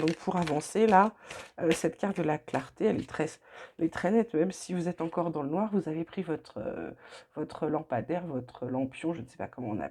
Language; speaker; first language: French; native; French